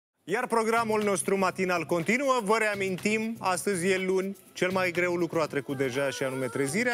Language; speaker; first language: Romanian; native; Romanian